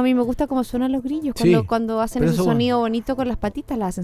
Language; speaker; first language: Spanish; native; Spanish